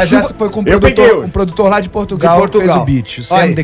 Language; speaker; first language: Portuguese; native; Portuguese